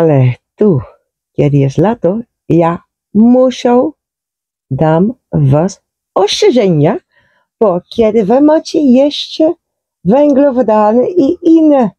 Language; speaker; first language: Polish; non-native, learner; Dutch